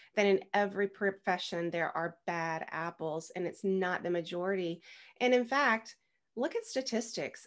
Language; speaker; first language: English; native; English